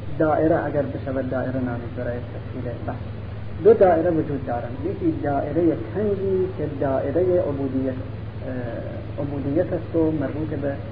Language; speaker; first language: Persian; non-native, local second language; Central Kurdish